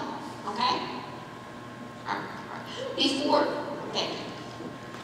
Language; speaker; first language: English; native; English